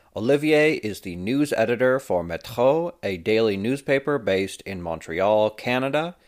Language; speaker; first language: English; non-native, fluent; French